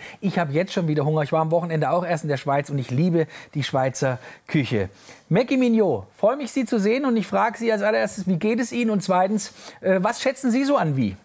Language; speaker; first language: German; native; German